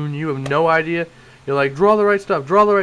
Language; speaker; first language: English; native; English